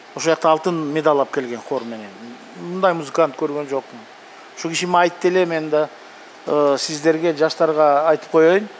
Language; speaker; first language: Kyrgyz; non-native, local second language; Russian